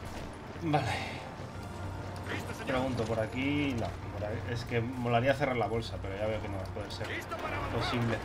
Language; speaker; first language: Spanish; native; Spanish